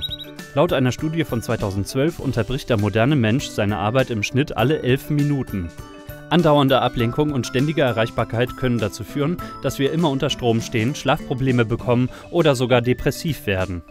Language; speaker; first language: German; native; German